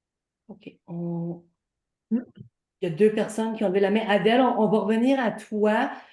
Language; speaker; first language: French; native; French